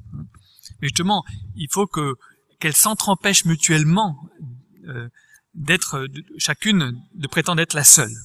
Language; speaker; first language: French; native; French